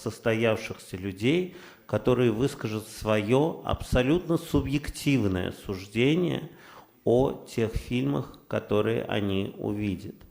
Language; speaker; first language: Russian; native; Russian